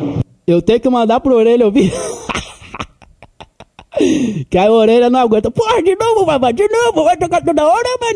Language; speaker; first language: Portuguese; native; Portuguese